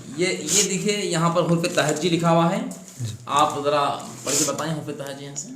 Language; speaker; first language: Urdu; native; Urdu